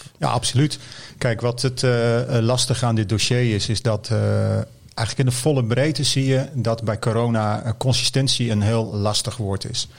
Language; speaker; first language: Dutch; native; Dutch